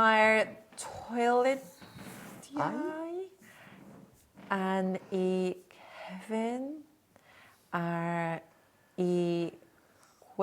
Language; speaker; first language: Welsh; non-native, learner; English